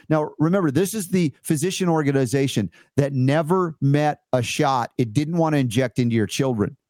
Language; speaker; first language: English; native; English